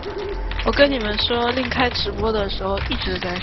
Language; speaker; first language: Chinese; native; Chinese